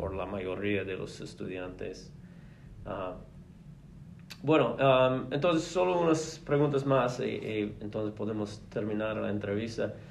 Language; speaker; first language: Spanish; non-native, fluent; English